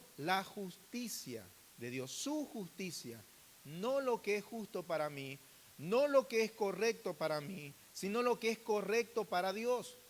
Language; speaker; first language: Spanish; native; Spanish